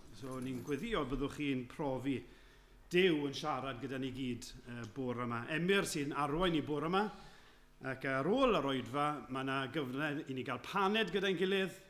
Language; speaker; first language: Welsh; native; Welsh